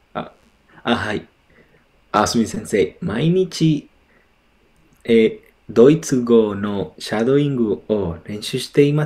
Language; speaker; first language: Japanese; non-native, learner; English